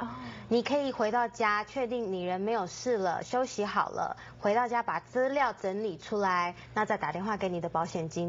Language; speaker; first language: Chinese; native; Chinese